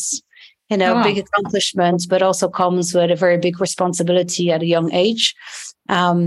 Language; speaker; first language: English; non-native, fluent; Dutch